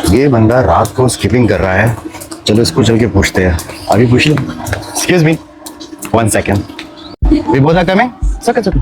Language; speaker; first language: Hindi; native; Hindi